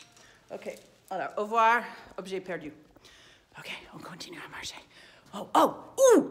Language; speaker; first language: French; non-native, fluent; English